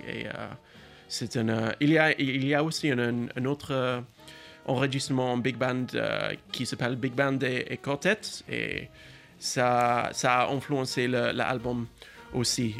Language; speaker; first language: French; non-native, learner; English